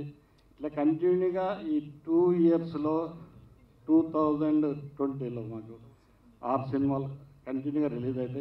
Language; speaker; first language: Telugu; native; Telugu